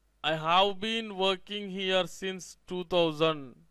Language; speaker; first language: English; non-native, local second language; Telugu